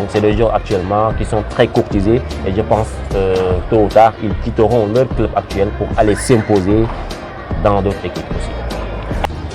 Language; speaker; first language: French; non-native, local second language; Wolof